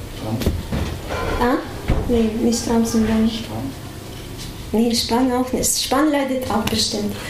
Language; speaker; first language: German; non-native, fluent; Russian